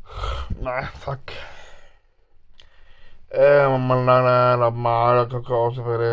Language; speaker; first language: Finnish; non-native, learner; Swedish